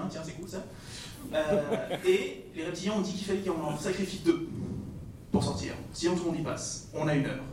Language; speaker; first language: French; non-native, fluent; Dutch